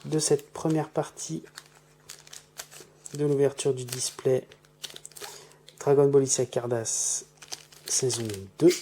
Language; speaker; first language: French; native; French